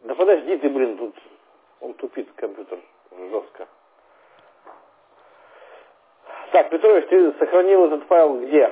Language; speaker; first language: Russian; native; Russian